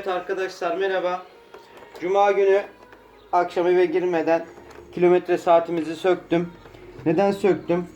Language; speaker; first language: Turkish; native; Turkish